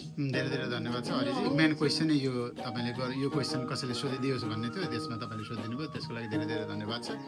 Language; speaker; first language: Nepali; native; Nepali